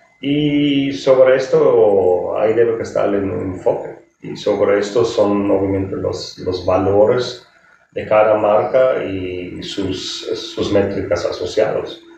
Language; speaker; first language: Spanish; non-native, fluent; German